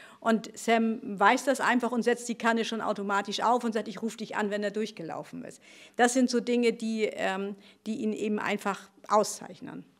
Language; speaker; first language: German; native; German